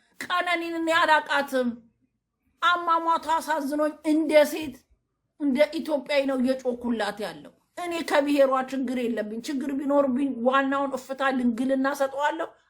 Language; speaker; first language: Amharic; native; Amharic